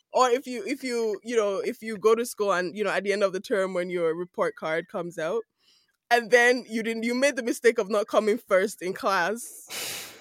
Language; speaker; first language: English; non-native, local second language; Yoruba